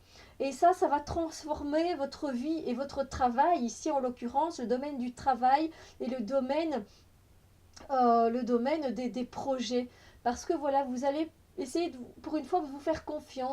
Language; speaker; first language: French; native; French